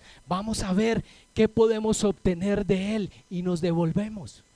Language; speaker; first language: Spanish; native; Spanish